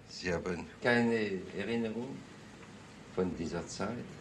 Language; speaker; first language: German; non-native, fluent; French